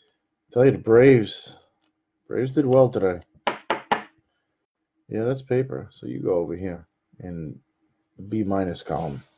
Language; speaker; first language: English; native; English